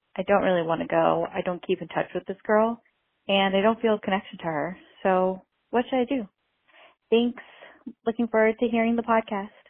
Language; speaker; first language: English; native; English